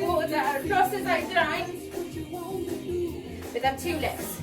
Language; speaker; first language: Welsh; non-native, local second language; English